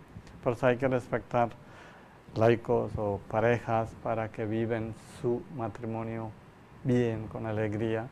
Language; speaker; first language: Spanish; non-native, learner; Malayalam